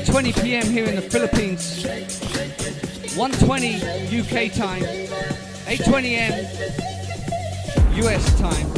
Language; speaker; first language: English; native; English